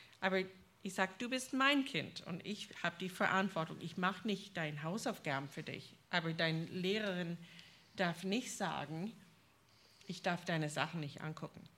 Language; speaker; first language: German; non-native, fluent; English